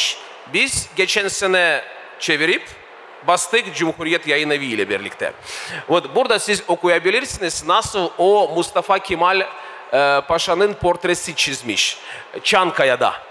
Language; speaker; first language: Turkish; non-native, fluent; Russian